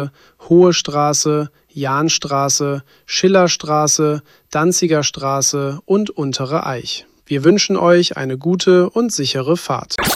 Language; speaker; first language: German; native; German